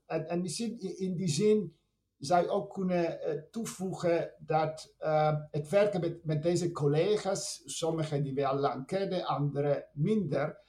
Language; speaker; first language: Dutch; non-native, fluent; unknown